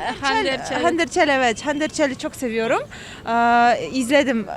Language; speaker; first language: Turkish; non-native, learner; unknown